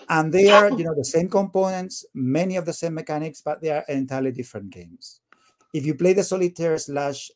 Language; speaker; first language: English; non-native, fluent; Spanish